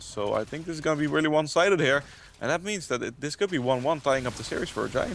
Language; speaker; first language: English; non-native, fluent; Dutch